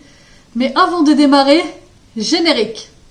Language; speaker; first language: French; native; French